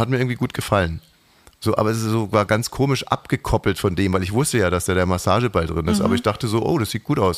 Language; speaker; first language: German; native; German